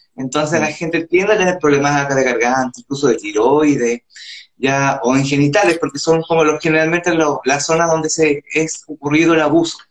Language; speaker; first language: Spanish; native; Spanish